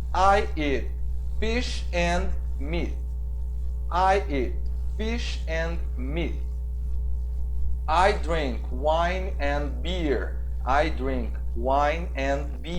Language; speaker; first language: English; non-native, fluent; Portuguese